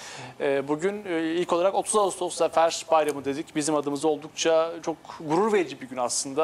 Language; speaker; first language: Turkish; native; Turkish